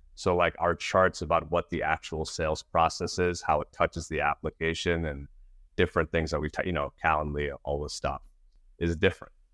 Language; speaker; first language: English; native; English